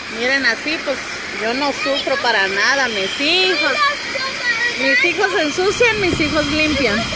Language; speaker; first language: Spanish; native; Spanish